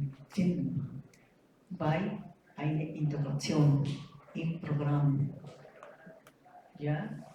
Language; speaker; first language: German; non-native, learner; Spanish